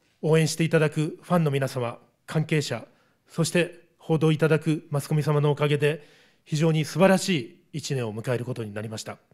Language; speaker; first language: Japanese; native; Japanese